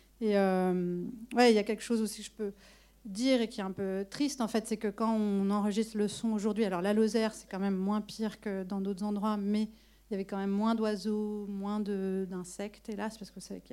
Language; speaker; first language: French; native; French